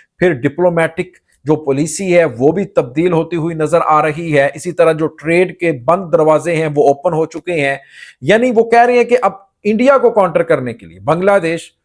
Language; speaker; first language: Urdu; native; Urdu